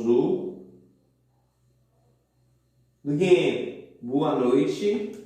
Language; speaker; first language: French; non-native, local second language; Haitian Creole